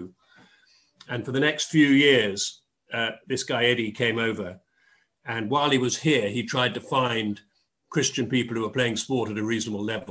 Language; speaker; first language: English; native; English